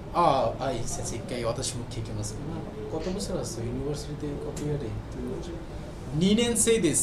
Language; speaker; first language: Japanese; non-native, learner; Bangla